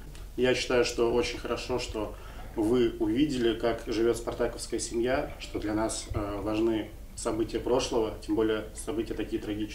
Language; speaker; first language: Russian; native; Russian